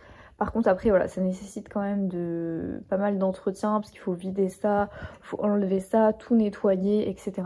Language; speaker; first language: French; native; French